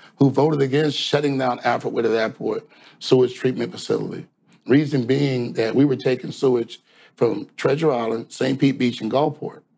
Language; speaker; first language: English; native; English